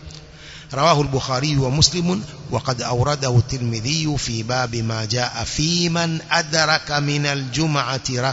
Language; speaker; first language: Arabic; non-native, fluent; Swahili